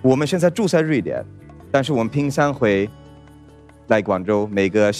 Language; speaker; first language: Chinese; non-native, fluent; Swedish